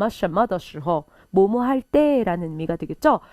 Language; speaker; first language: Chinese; non-native, fluent; Korean